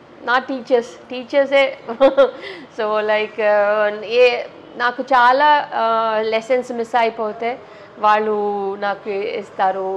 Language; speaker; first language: Telugu; non-native, local second language; Tamil